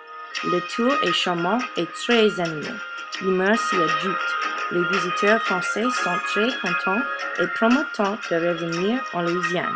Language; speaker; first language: French; non-native, learner; English